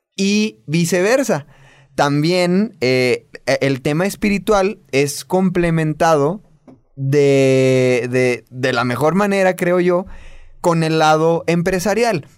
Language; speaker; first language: Spanish; native; Spanish